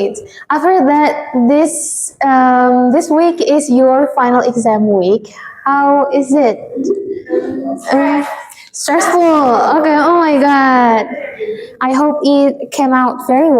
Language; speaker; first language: English; non-native, fluent; Indonesian